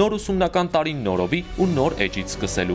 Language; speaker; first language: Armenian; native; Armenian